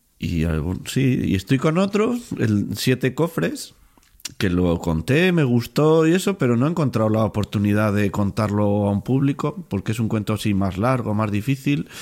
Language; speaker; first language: Spanish; native; Spanish